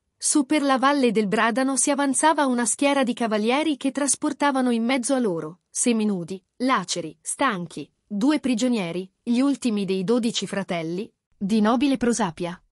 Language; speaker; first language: Italian; native; Italian